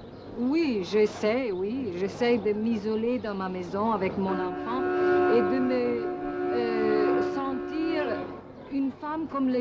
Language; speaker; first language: French; non-native, learner; Italian